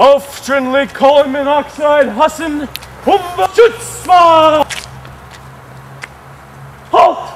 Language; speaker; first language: German; non-native, learner; English